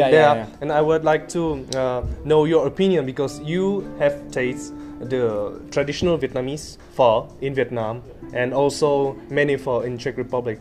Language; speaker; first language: English; non-native, fluent; Vietnamese